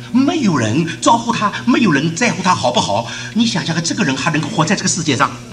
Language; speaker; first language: Chinese; native; Chinese